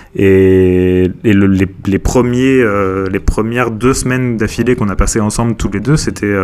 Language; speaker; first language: French; native; French